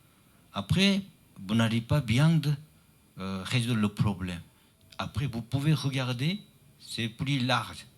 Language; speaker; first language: French; non-native, learner; Chinese